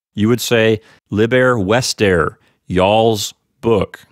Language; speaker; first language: English; native; English